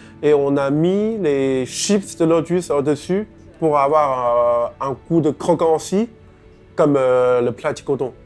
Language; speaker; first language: French; non-native, fluent; Chinese